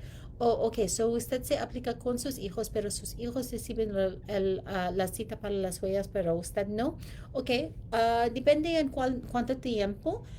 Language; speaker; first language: Spanish; non-native, learner; English